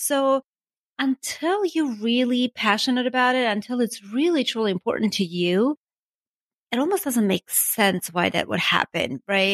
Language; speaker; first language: English; non-native, fluent; Armenian